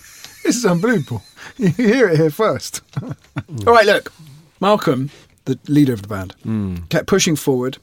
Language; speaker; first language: English; native; English